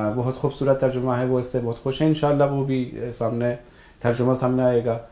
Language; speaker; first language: Urdu; non-native, fluent; Persian